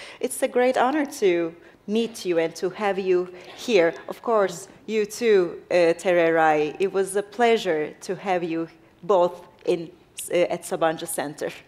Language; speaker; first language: English; non-native, fluent; Turkish